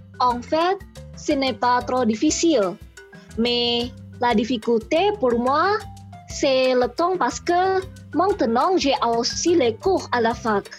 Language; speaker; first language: French; non-native, learner; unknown